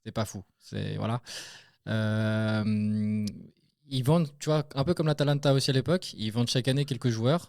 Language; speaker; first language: French; native; French